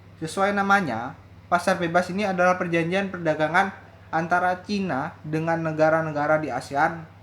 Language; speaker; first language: Indonesian; native; Indonesian